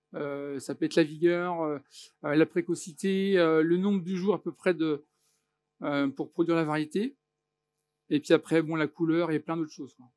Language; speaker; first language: French; native; French